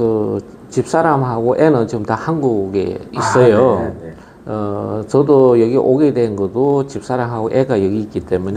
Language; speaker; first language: Korean; early bilingual, other home language; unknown